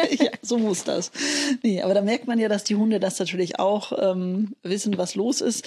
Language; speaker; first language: German; native; German